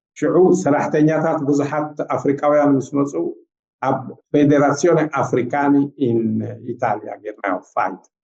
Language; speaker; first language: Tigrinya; native; Tigrinya